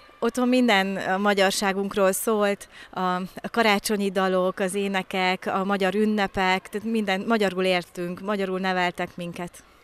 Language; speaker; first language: Hungarian; early bilingual, heritage; Hungarian